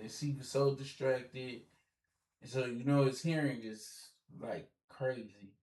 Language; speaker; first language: English; native; English